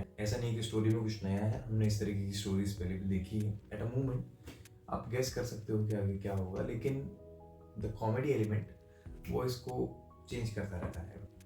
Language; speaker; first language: Hindi; native; Hindi